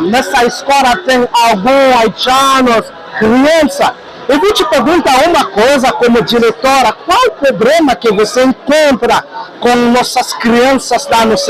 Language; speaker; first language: Portuguese; non-native, local second language; Haitian Creole